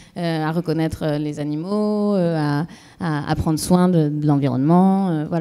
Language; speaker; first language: French; native; French